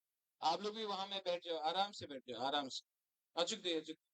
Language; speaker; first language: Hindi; non-native, local second language; Kok Borok